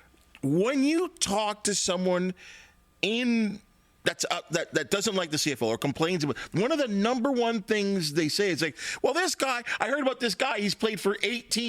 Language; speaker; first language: English; native; English